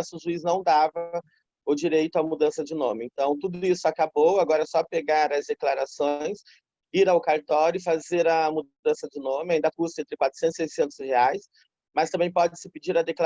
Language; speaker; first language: Portuguese; native; Portuguese